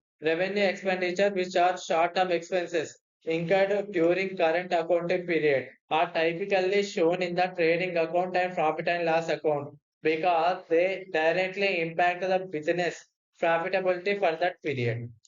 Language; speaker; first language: English; non-native, local second language; Telugu